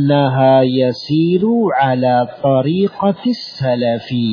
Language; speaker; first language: Arabic; non-native, fluent; Indonesian